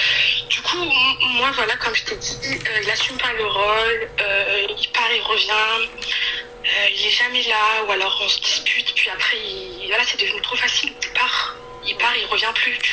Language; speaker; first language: French; early bilingual, other home language; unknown